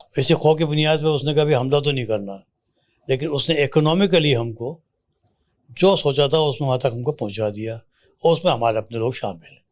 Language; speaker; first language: Urdu; native; Urdu